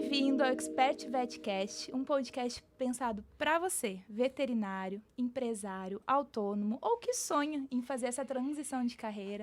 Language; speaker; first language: Portuguese; native; Portuguese